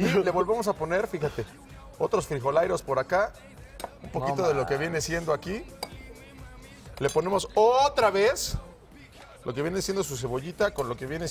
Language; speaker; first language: Spanish; native; Spanish